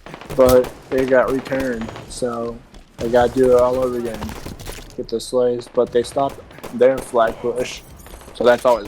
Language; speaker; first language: English; native; English